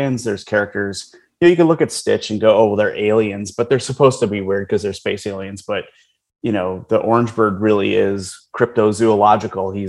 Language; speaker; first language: English; native; English